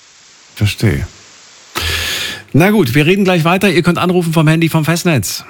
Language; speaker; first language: German; native; German